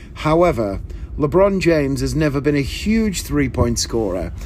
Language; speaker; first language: English; native; English